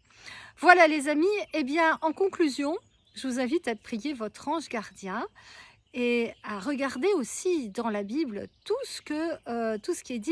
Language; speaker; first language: French; native; French